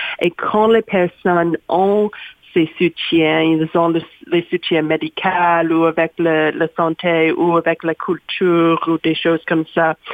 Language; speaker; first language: French; non-native, learner; English